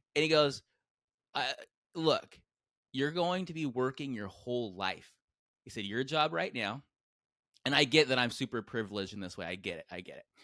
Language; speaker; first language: English; native; English